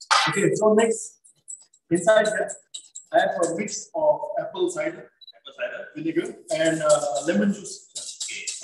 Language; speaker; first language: English; non-native, local second language; Malay